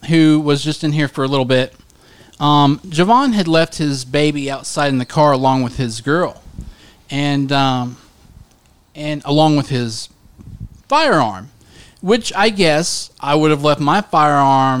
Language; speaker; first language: English; native; English